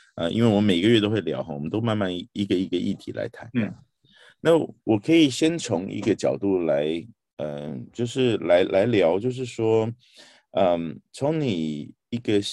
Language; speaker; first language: Chinese; native; Chinese